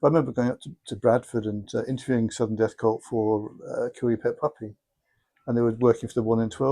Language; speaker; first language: English; native; English